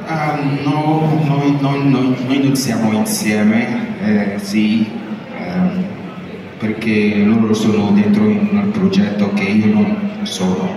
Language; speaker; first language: Italian; non-native, learner; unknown